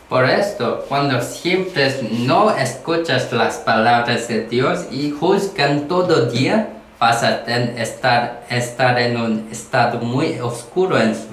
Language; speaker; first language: Spanish; non-native, learner; Korean